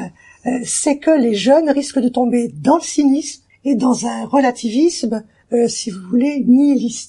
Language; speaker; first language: French; native; French